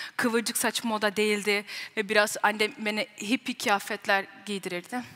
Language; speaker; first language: Turkish; early bilingual, heritage; Turkish